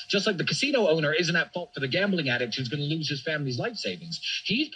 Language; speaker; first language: English; native; English